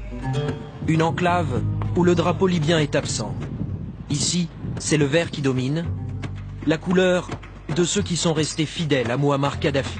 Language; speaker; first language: French; native; French